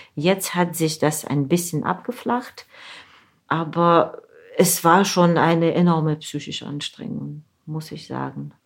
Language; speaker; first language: German; non-native, fluent; Ukrainian